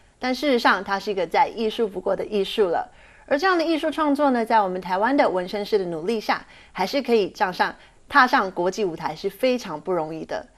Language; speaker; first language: Chinese; native; Chinese